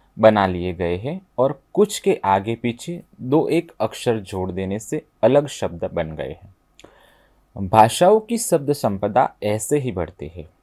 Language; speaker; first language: Hindi; non-native, local second language; Gujarati